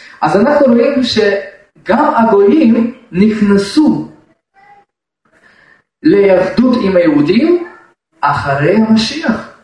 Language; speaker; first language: Hebrew; non-native, fluent; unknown